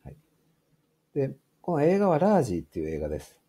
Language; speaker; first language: Japanese; native; Japanese